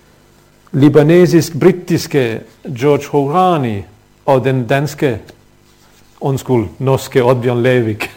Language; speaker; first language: Danish; non-native, fluent; Bosnian